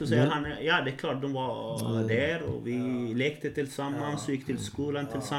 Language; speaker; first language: Swedish; non-native, fluent; Arabic